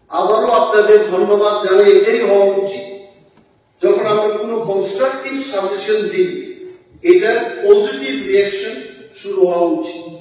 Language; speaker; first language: Bangla; non-native, local second language; Kok Borok